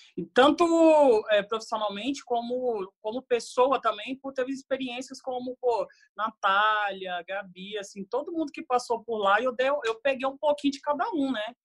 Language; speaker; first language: Portuguese; native; Portuguese